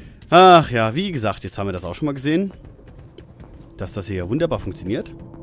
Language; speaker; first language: German; native; German